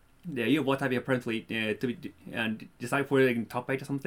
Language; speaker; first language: English; non-native, fluent; Japanese